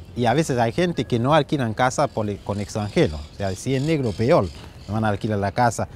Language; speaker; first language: Spanish; non-native, fluent; Haitian Creole